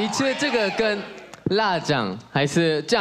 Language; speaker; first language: Chinese; non-native, learner; Korean